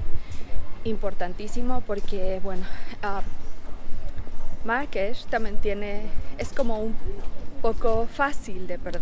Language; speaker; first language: Spanish; non-native, local second language; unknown